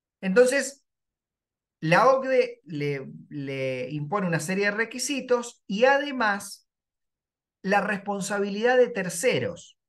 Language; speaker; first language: Spanish; native; Spanish